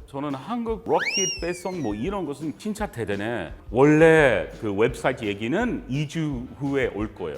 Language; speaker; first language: Korean; non-native, learner; English